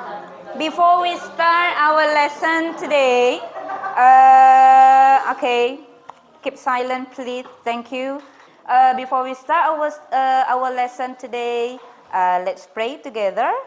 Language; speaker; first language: English; non-native, fluent; Indonesian